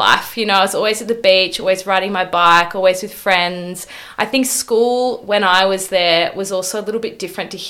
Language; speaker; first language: English; native; English